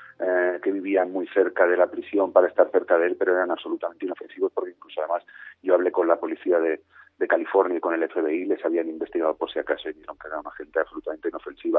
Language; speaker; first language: Spanish; native; Spanish